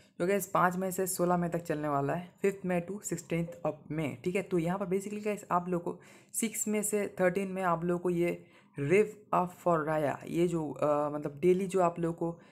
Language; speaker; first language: Hindi; non-native, local second language; Bangla